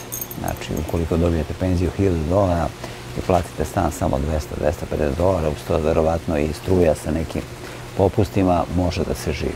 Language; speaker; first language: Croatian; native; Croatian